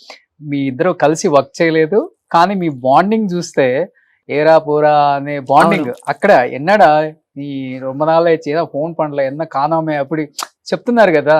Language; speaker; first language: Telugu; native; Telugu